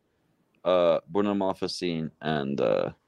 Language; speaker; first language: English; non-native, fluent; Turkish